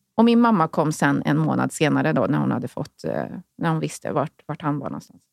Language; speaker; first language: Swedish; early bilingual, other home language; Spanish